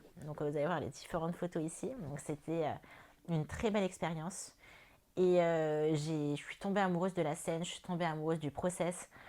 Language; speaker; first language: French; native; French